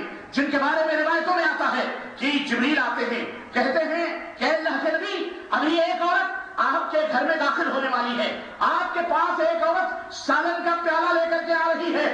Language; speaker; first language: Urdu; native; Urdu